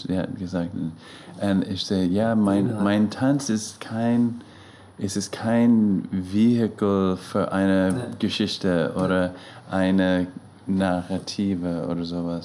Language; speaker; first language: German; non-native, learner; English